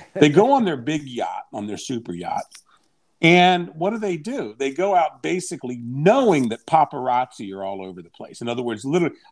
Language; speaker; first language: English; native; English